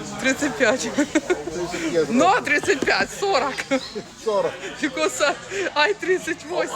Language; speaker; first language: English; non-native, learner; Ukrainian